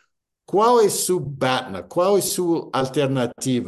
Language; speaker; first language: Portuguese; non-native, fluent; English